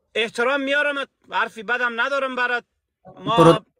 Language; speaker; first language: Persian; native; Persian